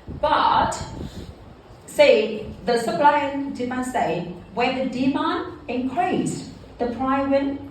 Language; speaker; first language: English; non-native, fluent; Vietnamese